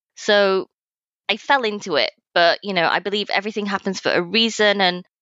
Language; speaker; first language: English; native; English